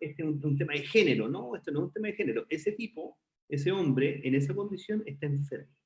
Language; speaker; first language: Spanish; native; Spanish